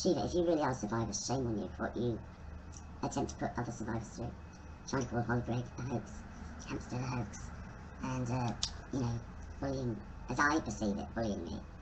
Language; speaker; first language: English; native; English